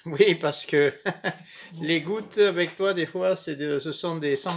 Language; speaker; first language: French; native; French